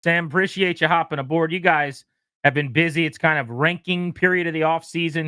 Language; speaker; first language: English; native; English